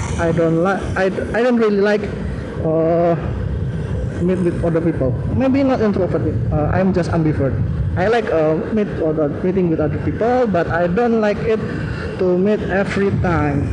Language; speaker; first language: English; non-native, learner; Indonesian